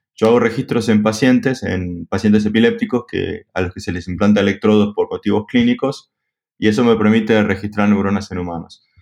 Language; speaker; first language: Spanish; native; Spanish